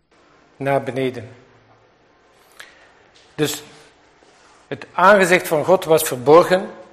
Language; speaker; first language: Dutch; native; Dutch